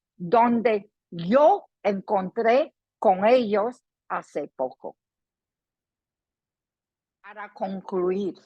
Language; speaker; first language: Spanish; non-native, fluent; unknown